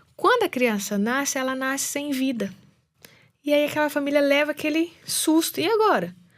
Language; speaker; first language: Portuguese; native; Portuguese